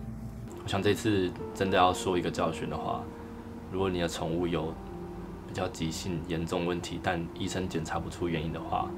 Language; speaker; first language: Chinese; native; Chinese